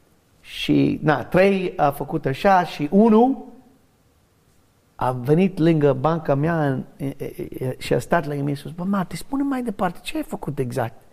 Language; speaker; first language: Romanian; non-native, learner; English